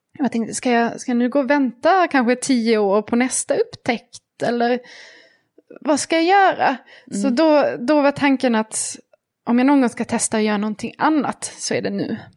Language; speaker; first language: Swedish; native; Swedish